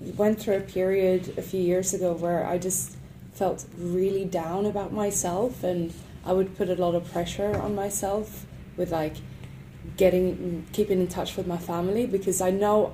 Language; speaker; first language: English; non-native, fluent; Swedish